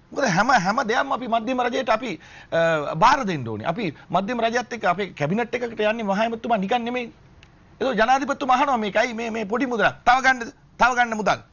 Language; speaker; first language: Sinhala; native; Sinhala